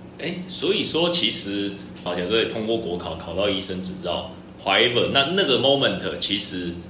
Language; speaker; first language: Chinese; native; Chinese